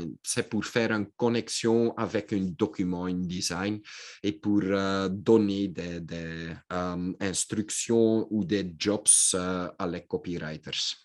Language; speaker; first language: French; non-native, local second language; Dutch